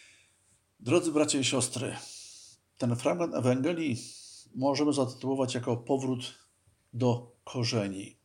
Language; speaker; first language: Polish; native; Polish